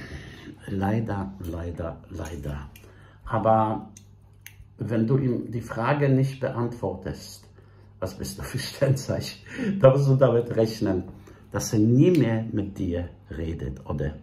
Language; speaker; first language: German; non-native, fluent; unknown